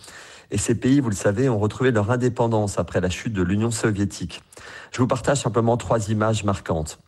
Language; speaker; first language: French; native; French